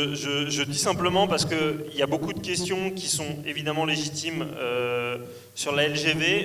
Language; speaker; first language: French; native; French